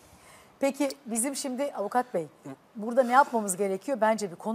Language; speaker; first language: Turkish; native; Turkish